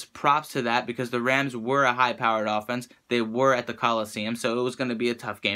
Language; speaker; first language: English; native; English